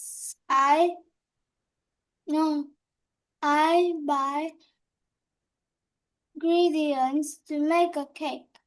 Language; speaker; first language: English; non-native, learner; Vietnamese